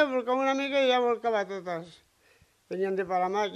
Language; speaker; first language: Catalan; non-native, local second language; Spanish